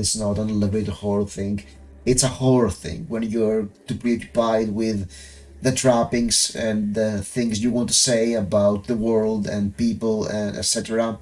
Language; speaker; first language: English; non-native, fluent; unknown